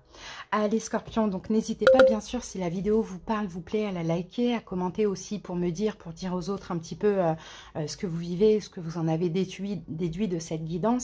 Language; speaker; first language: French; native; French